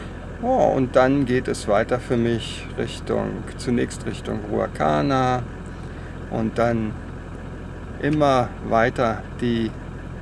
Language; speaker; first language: German; native; German